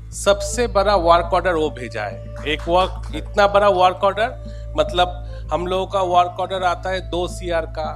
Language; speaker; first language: Hindi; non-native, local second language; Bangla